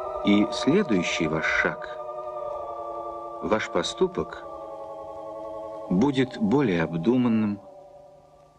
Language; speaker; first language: Russian; native; Russian